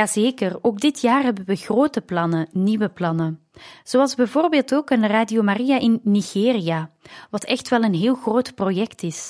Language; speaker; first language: Dutch; native; Dutch